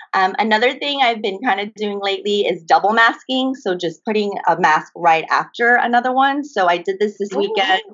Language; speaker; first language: English; early bilingual, other home language; Japanese